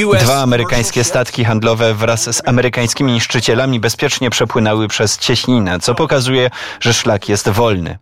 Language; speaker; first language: Polish; native; Polish